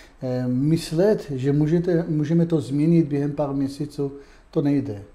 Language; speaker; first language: Czech; non-native, fluent; Hebrew